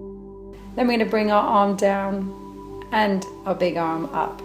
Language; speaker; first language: English; native; English